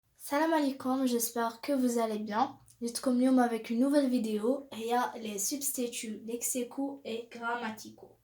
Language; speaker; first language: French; non-native, local second language; Arabic